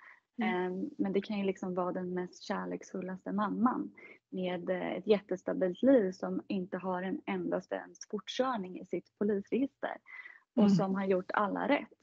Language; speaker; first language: Swedish; native; Swedish